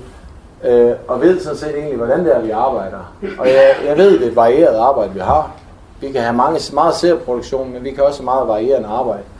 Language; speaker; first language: Danish; native; Danish